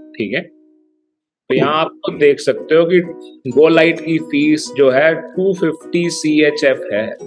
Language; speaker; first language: Hindi; native; Hindi